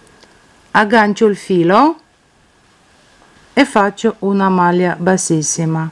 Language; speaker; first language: Italian; non-native, fluent; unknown